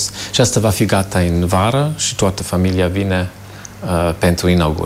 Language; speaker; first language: Romanian; non-native, fluent; German